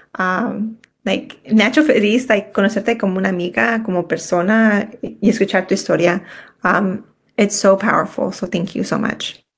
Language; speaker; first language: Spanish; early bilingual, heritage; Spanish